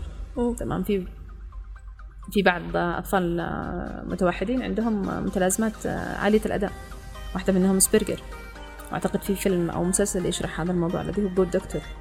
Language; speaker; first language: Arabic; native; Arabic